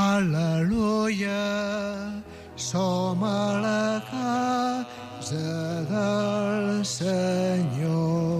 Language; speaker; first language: Catalan; native; Catalan